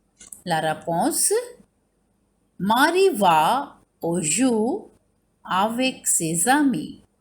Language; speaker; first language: French; non-native, fluent; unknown